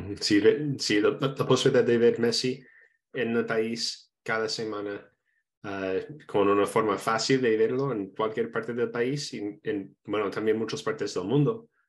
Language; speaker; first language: Spanish; non-native, fluent; English